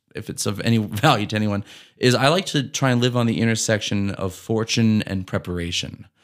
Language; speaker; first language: English; native; English